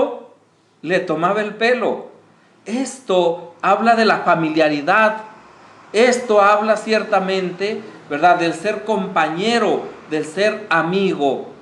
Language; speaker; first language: Spanish; native; Spanish